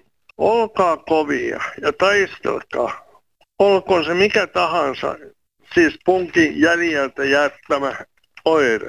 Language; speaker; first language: Finnish; native; Finnish